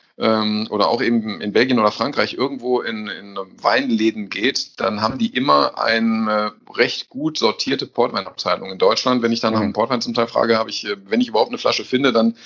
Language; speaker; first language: German; native; German